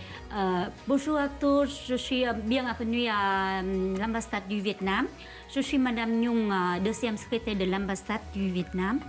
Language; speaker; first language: French; non-native, learner; Vietnamese